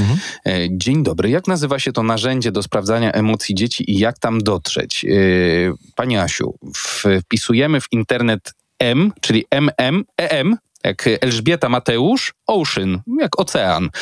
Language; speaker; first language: Polish; native; Polish